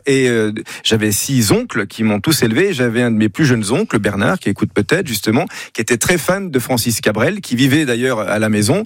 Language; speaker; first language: French; native; French